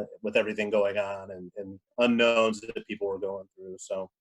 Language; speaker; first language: English; native; English